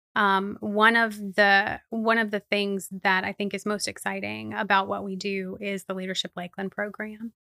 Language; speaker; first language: English; native; English